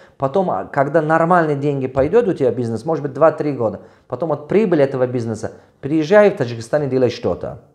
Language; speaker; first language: Russian; non-native, local second language; Tajik